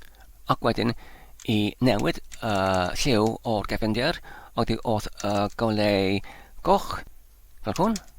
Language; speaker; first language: Welsh; non-native, learner; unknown